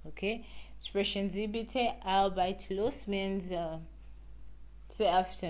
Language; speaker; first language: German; non-native, learner; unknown